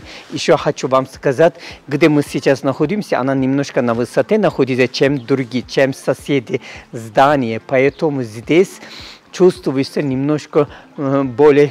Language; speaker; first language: Russian; non-native, learner; Turkish